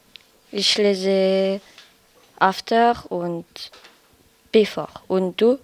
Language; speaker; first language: German; non-native, learner; French